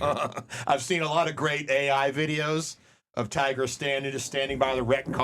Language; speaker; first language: English; native; English